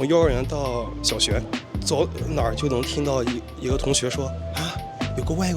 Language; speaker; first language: Chinese; early bilingual, heritage; Chinese